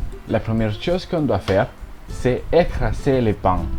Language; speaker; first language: French; non-native, learner; Spanish